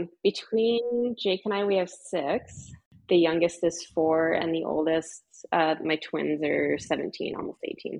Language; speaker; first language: English; native; English